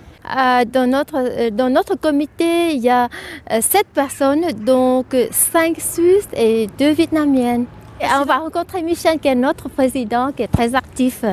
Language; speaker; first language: French; non-native, fluent; Vietnamese